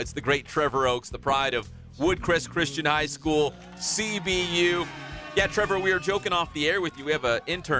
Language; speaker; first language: English; native; English